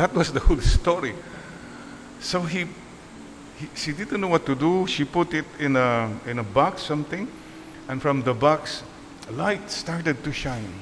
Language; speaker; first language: English; non-native, local second language; Filipino